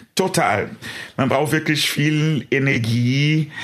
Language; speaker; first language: German; non-native, fluent; Portuguese